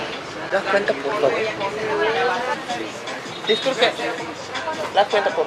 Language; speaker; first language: Spanish; non-native, learner; Japanese